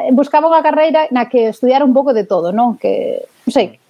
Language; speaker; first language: Galician; native; Galician